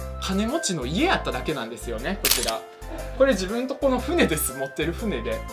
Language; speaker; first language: Japanese; early bilingual, other home language; Russian